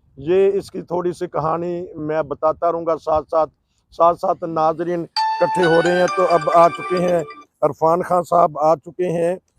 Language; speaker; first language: Urdu; non-native, local second language; Punjabi